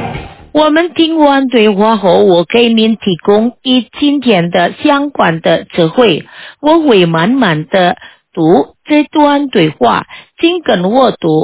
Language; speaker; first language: Chinese; non-native, fluent; Indonesian